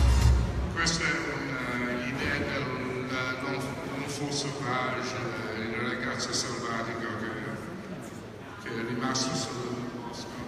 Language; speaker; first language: Italian; non-native, fluent; English